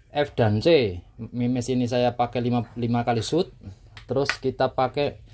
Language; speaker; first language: Indonesian; non-native, local second language; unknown